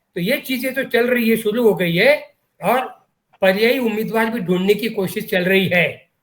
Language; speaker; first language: Hindi; non-native, local second language; Marathi